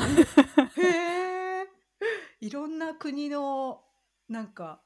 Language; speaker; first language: Japanese; native; Japanese